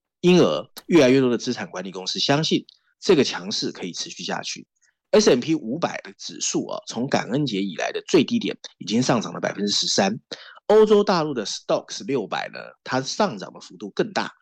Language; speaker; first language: Chinese; native; Chinese